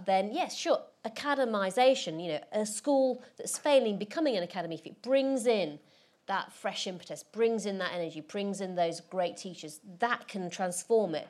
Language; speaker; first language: English; native; English